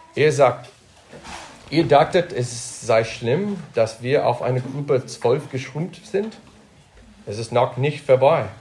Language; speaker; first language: German; non-native, fluent; English